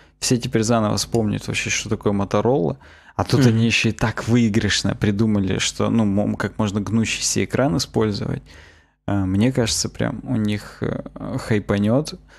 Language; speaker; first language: Russian; native; Russian